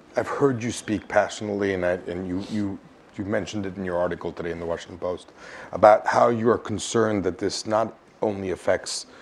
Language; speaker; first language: English; native; English